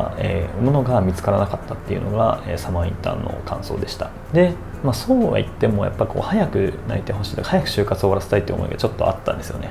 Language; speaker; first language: Japanese; native; Japanese